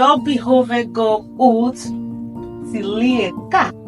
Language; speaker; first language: Swedish; non-native, learner; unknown